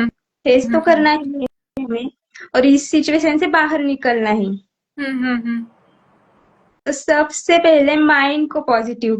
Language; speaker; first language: Hindi; native; Hindi